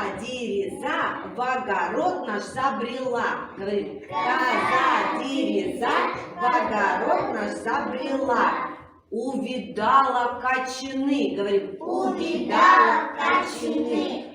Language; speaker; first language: Russian; native; Russian